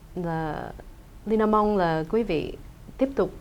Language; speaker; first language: Vietnamese; early bilingual, heritage; Vietnamese